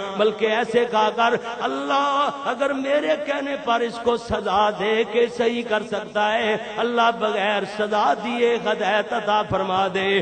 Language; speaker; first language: Urdu; non-native, local second language; Punjabi